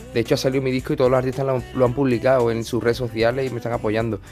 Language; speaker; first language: Spanish; native; Spanish